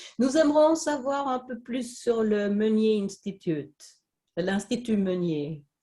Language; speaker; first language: French; non-native, fluent; Swedish